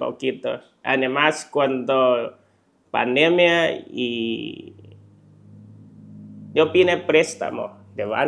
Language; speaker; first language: Spanish; non-native, learner; Chinese